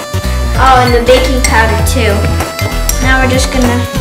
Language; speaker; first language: English; non-native, fluent; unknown